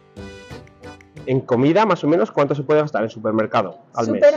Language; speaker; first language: Spanish; native; Spanish